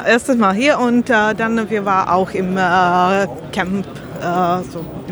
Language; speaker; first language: German; non-native, learner; Slovak